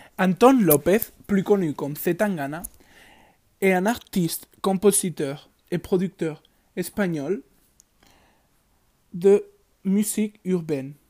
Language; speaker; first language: French; non-native, learner; Spanish